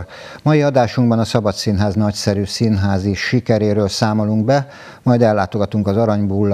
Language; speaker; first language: Hungarian; native; Hungarian